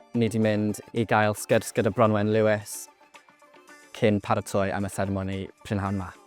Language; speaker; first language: Welsh; non-native, local second language; English